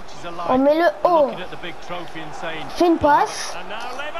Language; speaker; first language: French; native; French